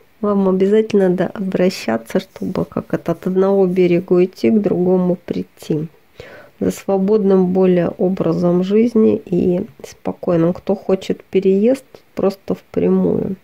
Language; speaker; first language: Russian; native; Russian